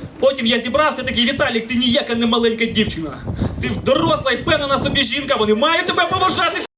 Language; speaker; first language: Ukrainian; non-native, local second language; Russian